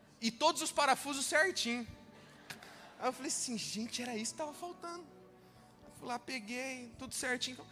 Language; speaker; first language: Portuguese; native; Portuguese